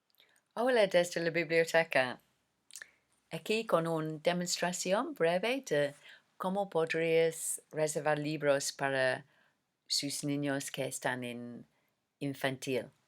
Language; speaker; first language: Spanish; non-native, learner; English